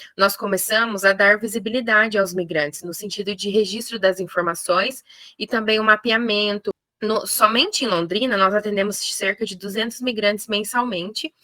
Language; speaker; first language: Portuguese; native; Portuguese